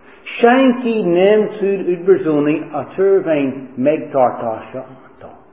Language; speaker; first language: Hungarian; early bilingual, heritage; Hungarian